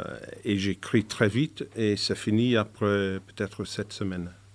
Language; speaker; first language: French; non-native, fluent; English